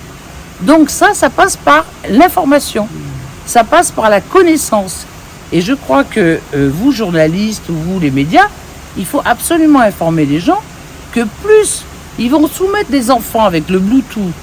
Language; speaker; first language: French; native; French